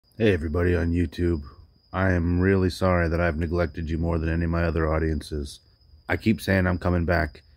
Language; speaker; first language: English; native; English